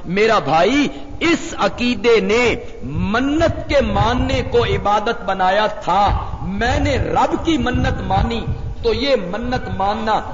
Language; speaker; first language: Urdu; non-native, local second language; Punjabi